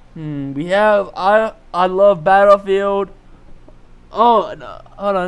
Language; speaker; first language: English; native; English